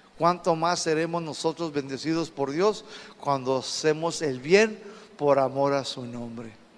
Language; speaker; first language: Spanish; early bilingual, heritage; Spanish